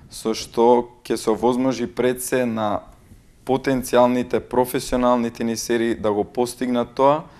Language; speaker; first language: Macedonian; native; Macedonian